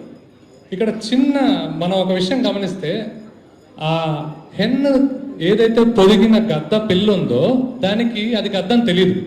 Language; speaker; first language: Telugu; native; Telugu